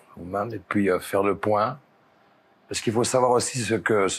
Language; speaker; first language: French; native; French